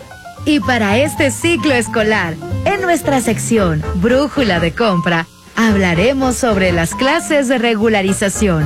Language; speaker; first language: Spanish; native; Spanish